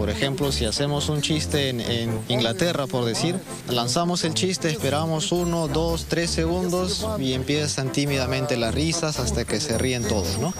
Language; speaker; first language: Spanish; non-native, fluent; Ukrainian